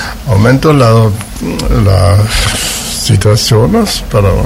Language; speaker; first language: Spanish; non-native, learner; German